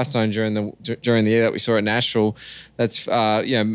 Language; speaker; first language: English; native; English